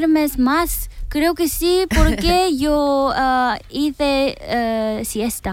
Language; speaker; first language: Spanish; non-native, learner; Korean